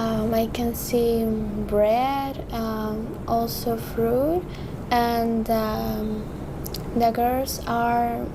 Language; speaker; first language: English; non-native, learner; Spanish